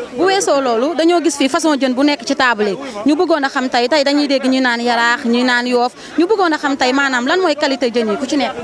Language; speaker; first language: Wolof; native; Wolof